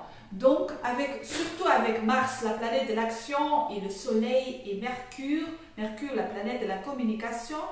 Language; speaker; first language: French; non-native, local second language; Dutch